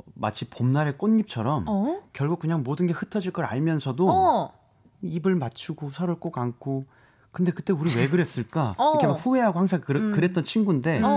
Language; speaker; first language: Korean; native; Korean